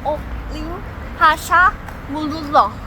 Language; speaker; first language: Chinese; non-native, learner; Mongolian